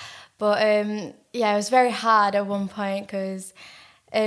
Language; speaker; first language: English; native; English